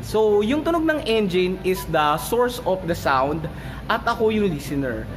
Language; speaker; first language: English; non-native, local second language; Filipino